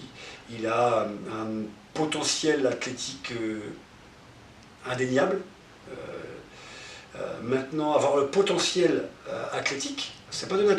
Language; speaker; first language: French; native; French